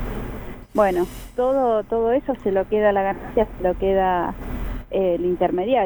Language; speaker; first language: Spanish; native; Spanish